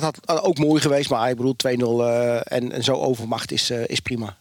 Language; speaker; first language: Dutch; native; Dutch